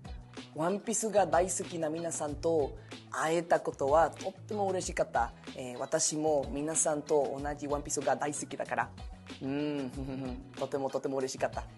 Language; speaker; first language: Japanese; non-native, learner; Spanish